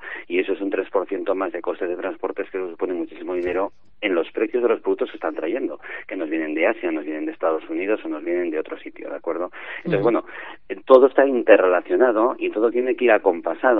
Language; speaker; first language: Spanish; native; Spanish